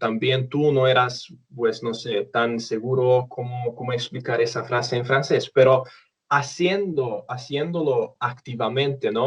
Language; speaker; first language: Spanish; non-native, fluent; Romanian